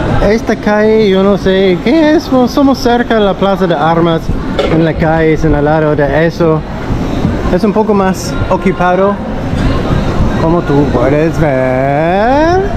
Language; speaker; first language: Spanish; non-native, learner; English